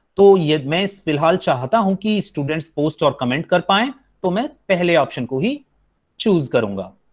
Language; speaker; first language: Hindi; native; Hindi